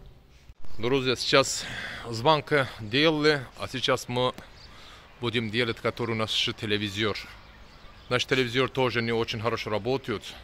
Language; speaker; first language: Russian; non-native, learner; Turkish